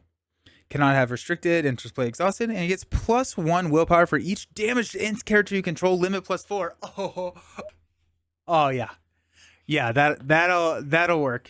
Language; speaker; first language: English; native; English